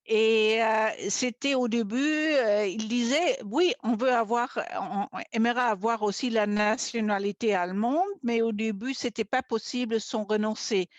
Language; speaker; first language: French; non-native, fluent; German